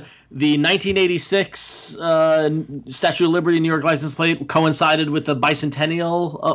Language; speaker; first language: English; native; English